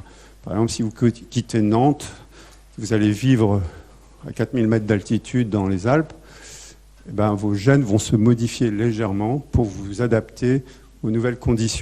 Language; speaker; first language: French; native; French